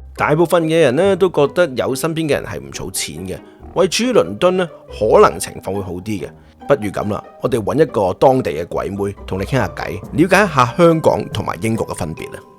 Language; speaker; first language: Cantonese; native; Cantonese